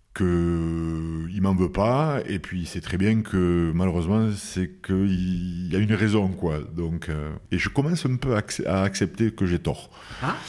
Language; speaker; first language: French; native; French